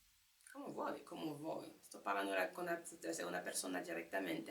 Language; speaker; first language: Italian; non-native, learner; French